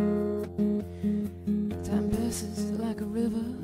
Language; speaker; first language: English; native; English